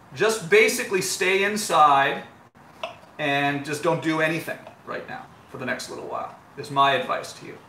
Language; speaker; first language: English; native; English